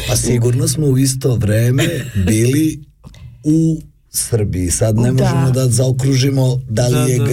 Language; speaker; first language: Serbian; native; Serbian